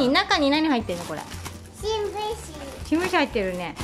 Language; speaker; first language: Japanese; native; Japanese